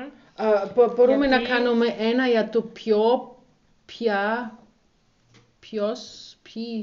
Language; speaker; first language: Greek; non-native, learner; German